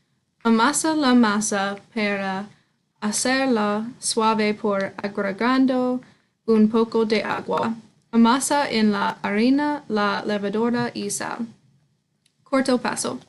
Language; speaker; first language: Spanish; non-native, learner; English